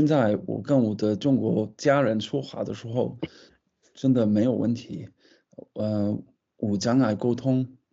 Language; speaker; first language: Chinese; non-native, fluent; English